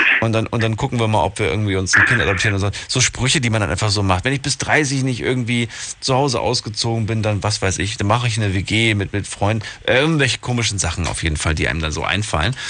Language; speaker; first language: German; native; German